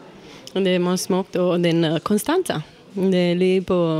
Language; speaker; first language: Danish; non-native, learner; Romanian